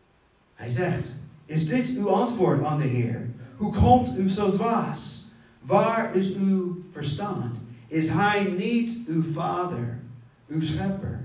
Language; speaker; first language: Dutch; non-native, fluent; English